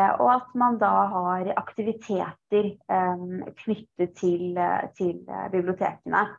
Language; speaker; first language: Norwegian; early bilingual, other home language; Persian